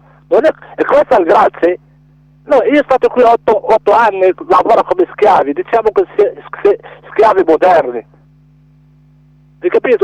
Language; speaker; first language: Italian; non-native, learner; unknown